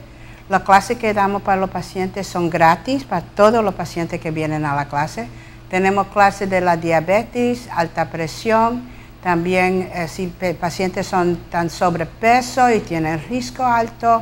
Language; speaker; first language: Spanish; early bilingual, heritage; Spanish